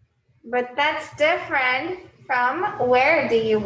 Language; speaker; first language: English; non-native, fluent; Portuguese